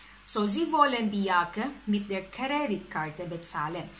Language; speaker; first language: German; non-native, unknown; Filipino